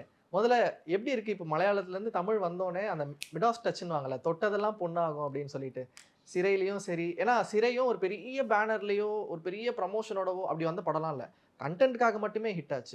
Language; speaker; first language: Tamil; native; Tamil